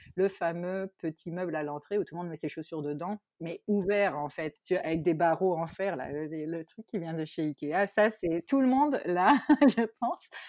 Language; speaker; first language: French; native; French